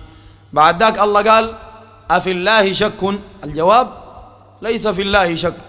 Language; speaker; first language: Arabic; native; Arabic